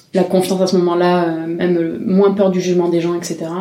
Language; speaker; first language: French; native; French